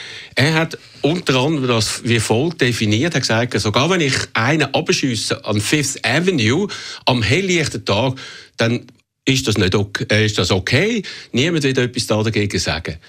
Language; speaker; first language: German; native; German